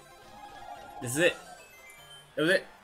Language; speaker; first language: English; native; English